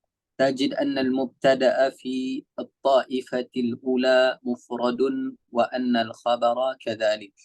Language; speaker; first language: Arabic; non-native, learner; Indonesian